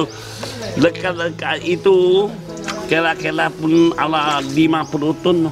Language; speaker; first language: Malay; non-native, local second language; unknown